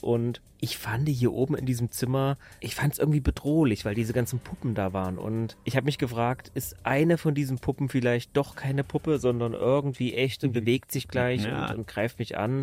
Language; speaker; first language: German; native; German